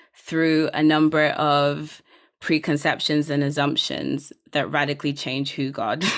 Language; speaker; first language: English; native; English